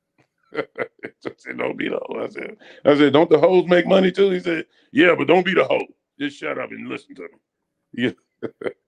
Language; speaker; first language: English; native; English